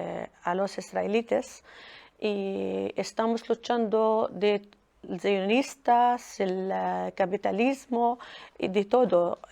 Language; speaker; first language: Spanish; non-native, learner; Arabic